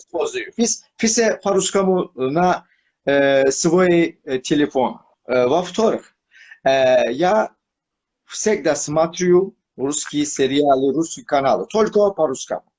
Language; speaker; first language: Russian; non-native, learner; Turkish